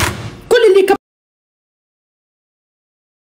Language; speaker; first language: Arabic; native; Arabic